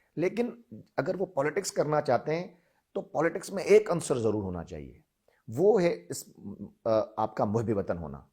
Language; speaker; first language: Urdu; non-native, local second language; Sindhi